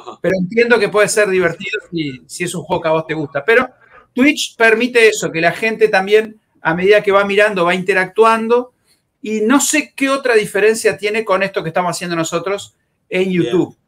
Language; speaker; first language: Spanish; native; Spanish